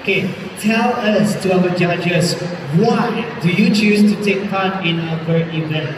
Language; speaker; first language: English; non-native, local second language; Chinese